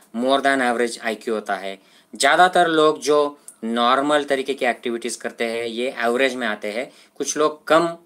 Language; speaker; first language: Hindi; non-native, local second language; Marathi